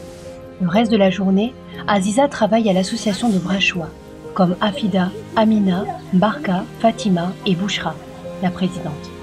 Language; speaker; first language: French; native; French